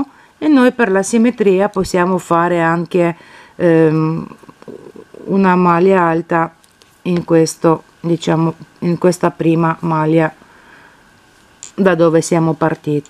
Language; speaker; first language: Italian; non-native, fluent; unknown